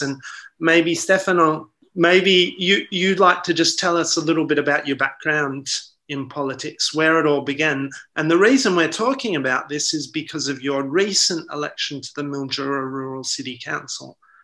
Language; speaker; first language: English; early bilingual, other home language; Italian